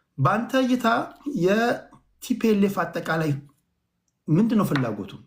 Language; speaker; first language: Amharic; native; Amharic